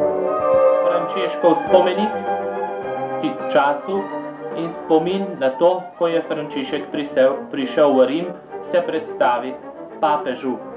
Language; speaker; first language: Slovenian; native; Slovenian